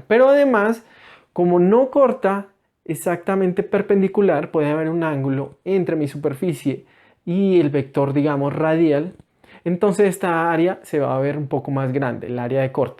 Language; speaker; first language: Spanish; native; Spanish